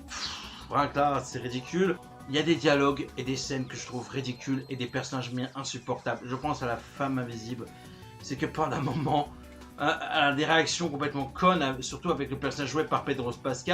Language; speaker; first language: French; native; French